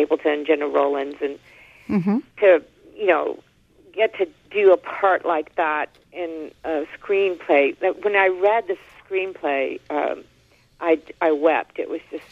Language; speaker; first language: English; native; English